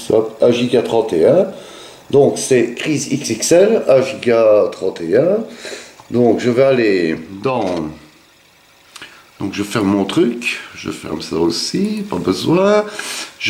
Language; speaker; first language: French; native; French